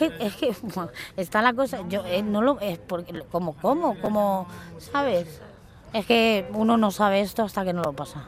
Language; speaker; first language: Spanish; native; Spanish